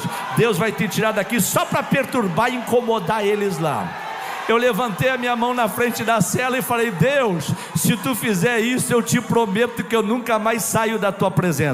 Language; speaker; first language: Portuguese; native; Portuguese